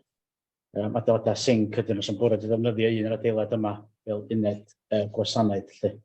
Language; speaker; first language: Welsh; native; Welsh